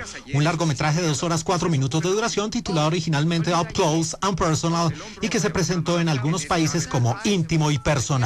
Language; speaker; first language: Spanish; native; Spanish